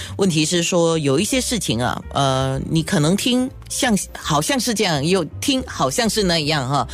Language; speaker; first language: Chinese; native; Chinese